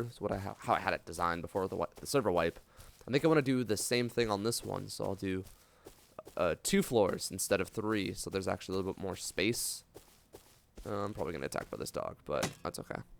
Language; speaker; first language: English; native; English